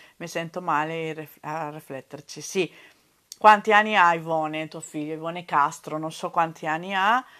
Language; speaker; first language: Italian; non-native, fluent; Spanish